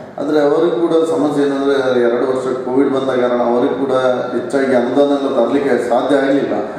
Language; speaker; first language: Kannada; non-native, local second language; Tulu